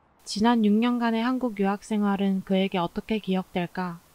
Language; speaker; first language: Korean; native; Korean